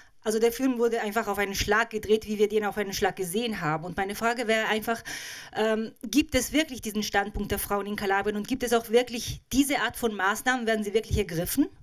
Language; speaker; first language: German; native; German